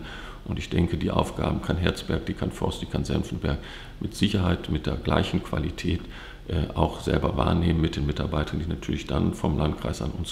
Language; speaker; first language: German; native; German